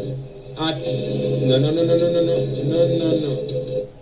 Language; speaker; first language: Spanish; non-native, learner; English